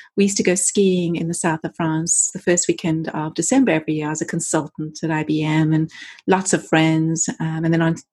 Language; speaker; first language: English; native; English